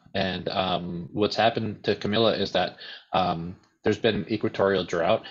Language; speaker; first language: English; native; English